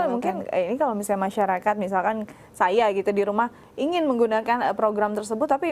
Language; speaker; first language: Indonesian; native; Indonesian